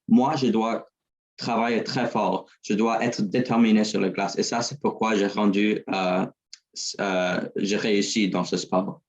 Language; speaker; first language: French; non-native, learner; English